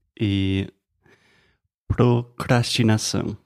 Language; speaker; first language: Portuguese; non-native, fluent; English